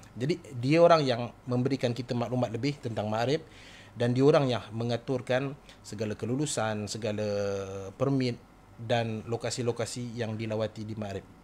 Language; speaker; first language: Malay; native; Malay